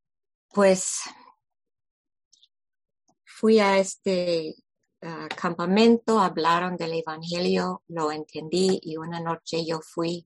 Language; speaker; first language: Spanish; non-native, fluent; English